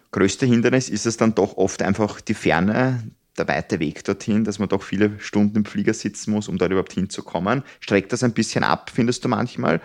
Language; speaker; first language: German; native; German